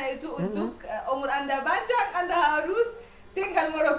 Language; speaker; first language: Indonesian; non-native, learner; Arabic